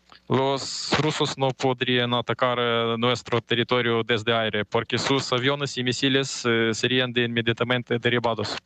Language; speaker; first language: Spanish; non-native, fluent; Ukrainian